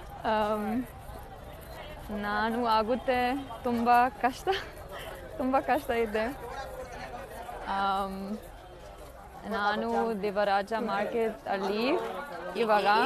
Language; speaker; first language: Kannada; non-native, learner; German